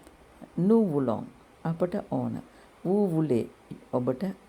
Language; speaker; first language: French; non-native, learner; Sinhala